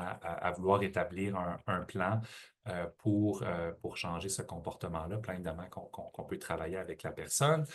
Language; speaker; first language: French; native; French